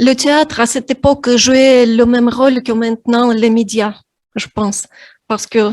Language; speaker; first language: French; non-native, fluent; Russian